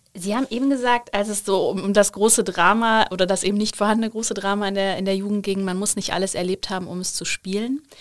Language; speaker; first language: German; native; German